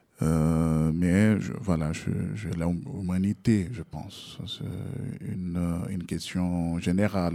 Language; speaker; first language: French; non-native, learner; Portuguese